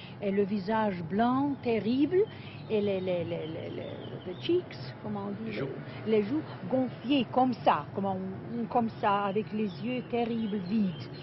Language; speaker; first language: French; non-native, fluent; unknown